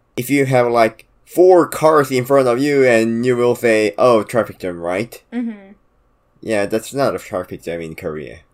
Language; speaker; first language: English; non-native, fluent; Korean